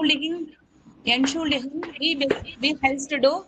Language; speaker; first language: German; non-native, learner; Tamil